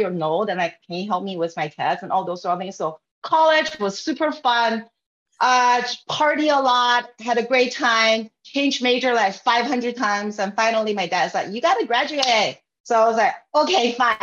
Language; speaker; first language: English; non-native, fluent; Chinese